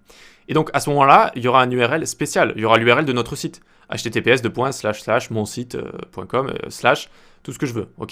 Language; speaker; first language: French; native; French